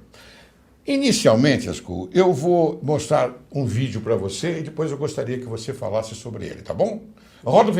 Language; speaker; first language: Portuguese; native; Portuguese